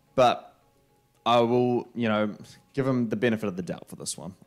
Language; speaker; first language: English; native; English